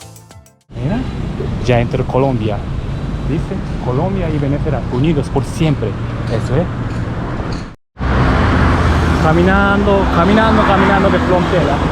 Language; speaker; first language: Spanish; non-native, learner; Japanese